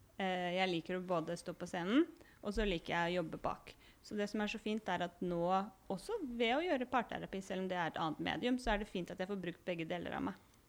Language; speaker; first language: Norwegian; native; Norwegian